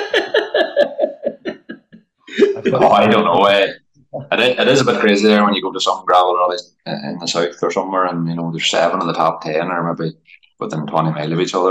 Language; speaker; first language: English; native; English